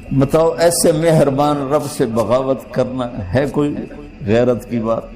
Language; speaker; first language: Urdu; non-native, local second language; Punjabi